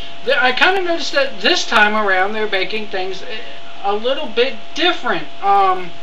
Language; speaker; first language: English; native; English